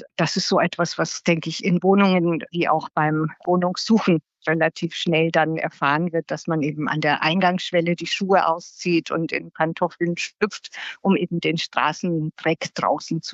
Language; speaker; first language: German; native; German